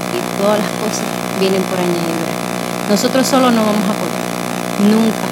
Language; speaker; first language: Spanish; native; Spanish